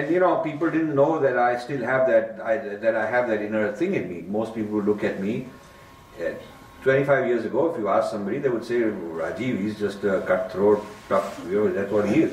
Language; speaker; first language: English; non-native, local second language; Hindi